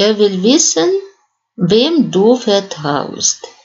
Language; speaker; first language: German; non-native, fluent; Russian